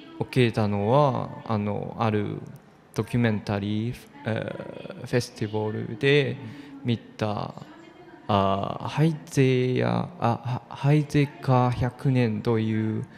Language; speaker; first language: Japanese; non-native, fluent; Chinese